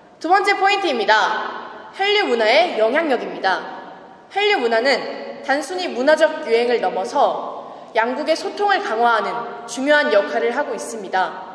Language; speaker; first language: Korean; non-native, fluent; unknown